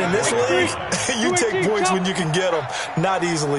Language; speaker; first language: English; native; English